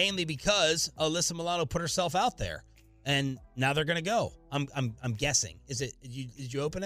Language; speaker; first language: English; native; English